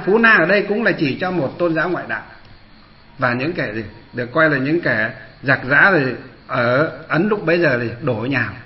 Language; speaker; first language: Vietnamese; non-native, local second language; Muong